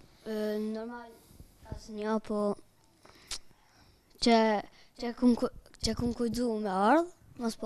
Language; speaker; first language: Albanian; early bilingual, heritage; Albanian